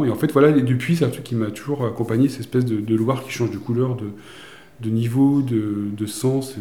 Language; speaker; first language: French; native; French